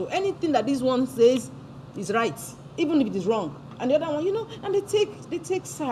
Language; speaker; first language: English; non-native, local second language; Yoruba